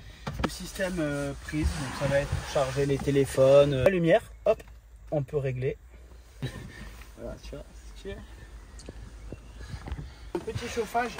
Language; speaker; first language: French; native; French